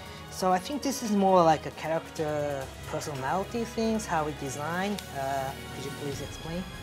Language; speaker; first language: English; non-native, fluent; Japanese